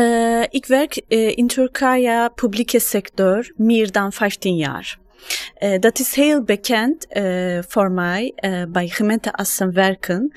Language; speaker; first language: Dutch; non-native, learner; Turkish